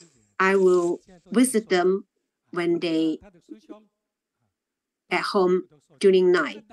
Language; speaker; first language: English; non-native, learner; Chinese